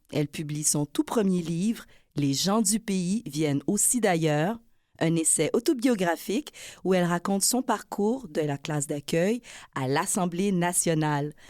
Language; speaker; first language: French; native; French